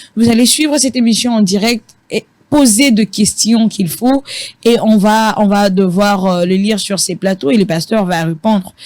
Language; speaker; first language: French; non-native, local second language; Lingala